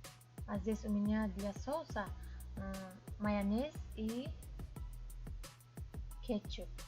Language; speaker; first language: Russian; non-native, fluent; Tajik